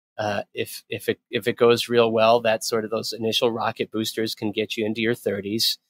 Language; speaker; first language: English; native; English